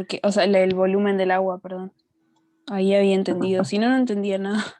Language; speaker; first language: Spanish; native; Spanish